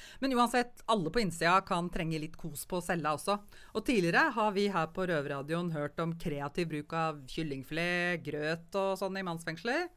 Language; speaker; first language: Norwegian; native; Norwegian